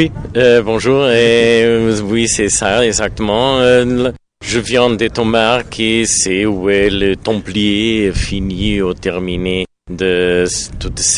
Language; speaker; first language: French; non-native, learner; Portuguese